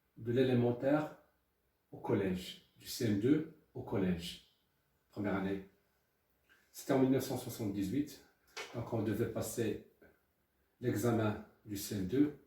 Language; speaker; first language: French; non-native, local second language; Arabic